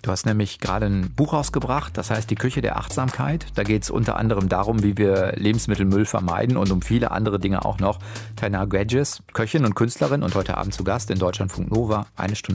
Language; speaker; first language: German; native; German